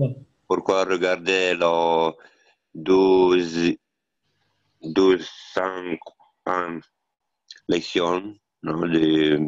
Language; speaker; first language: French; non-native, learner; Italian